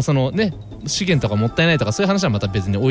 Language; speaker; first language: Japanese; native; Japanese